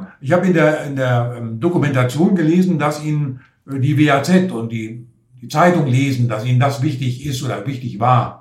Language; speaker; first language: German; native; German